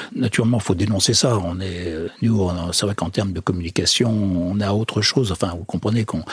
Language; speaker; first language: French; native; French